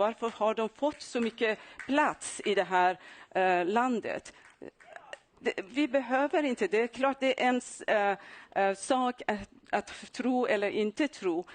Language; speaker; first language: Swedish; non-native, fluent; Persian